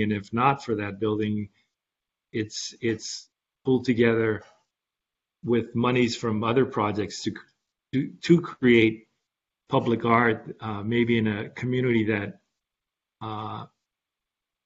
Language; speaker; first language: English; native; English